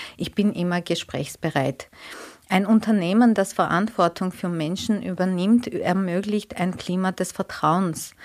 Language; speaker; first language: German; non-native, fluent; Armenian